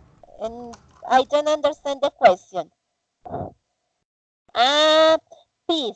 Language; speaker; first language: English; non-native, fluent; Spanish